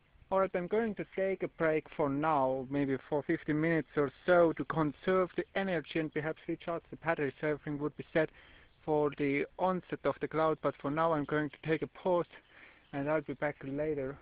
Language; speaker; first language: English; non-native, fluent; Estonian